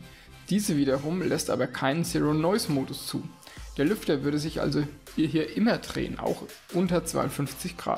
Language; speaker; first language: German; native; German